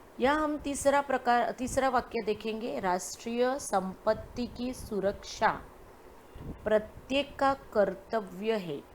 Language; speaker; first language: Hindi; non-native, local second language; Gujarati